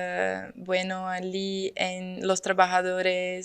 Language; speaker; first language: Spanish; non-native, fluent; Portuguese